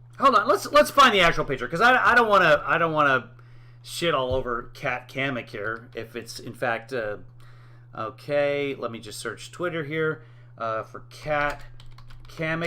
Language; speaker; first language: English; native; English